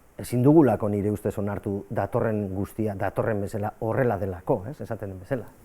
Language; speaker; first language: Basque; native; Basque